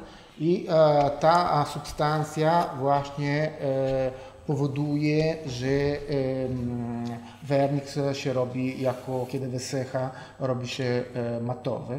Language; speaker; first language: Polish; non-native, fluent; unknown